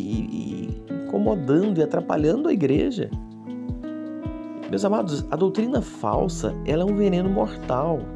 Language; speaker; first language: Portuguese; native; Portuguese